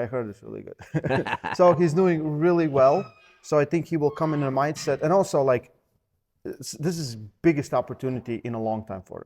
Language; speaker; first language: English; non-native, fluent; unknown